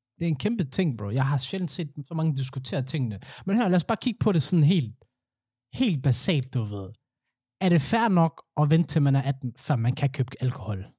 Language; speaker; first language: Danish; early bilingual, other home language; Somali